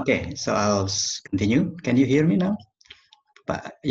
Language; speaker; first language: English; non-native, fluent; Indonesian